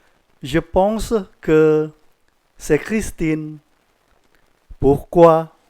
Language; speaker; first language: French; non-native, fluent; Indonesian